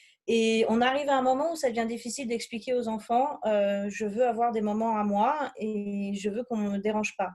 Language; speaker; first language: French; native; French